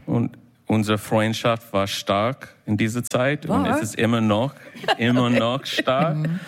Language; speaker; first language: German; non-native, learner; English